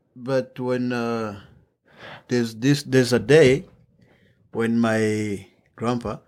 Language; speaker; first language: English; non-native, local second language; Kinyarwanda